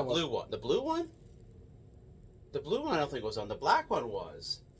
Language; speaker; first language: English; native; English